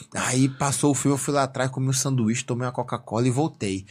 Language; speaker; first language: Portuguese; native; Portuguese